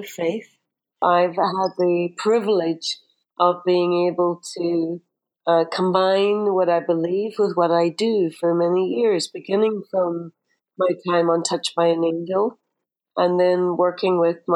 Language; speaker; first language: English; native; English